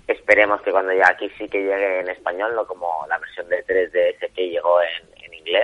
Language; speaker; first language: Spanish; non-native, local second language; Catalan